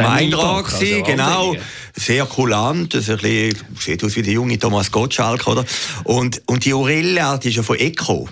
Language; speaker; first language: German; native; German